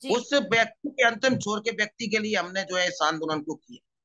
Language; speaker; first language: Hindi; native; Hindi